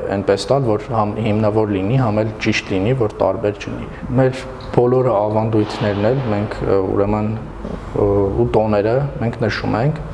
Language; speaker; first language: Armenian; non-native, local second language; Kurdish